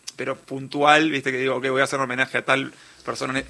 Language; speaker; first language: Spanish; native; Spanish